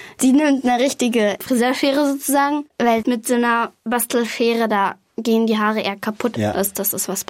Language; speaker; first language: German; native; German